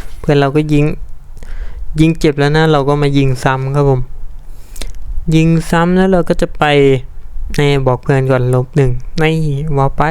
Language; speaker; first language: Thai; native; Thai